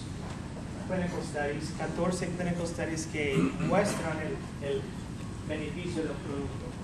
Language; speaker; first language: Spanish; early bilingual, heritage; English